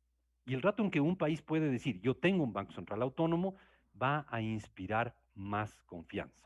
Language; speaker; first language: Spanish; native; Spanish